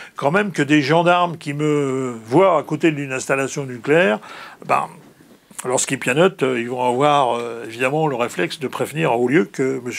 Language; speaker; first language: French; native; French